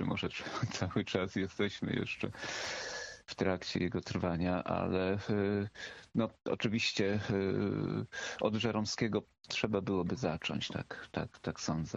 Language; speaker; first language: Polish; native; Polish